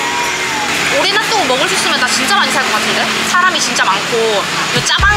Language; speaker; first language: Korean; native; Korean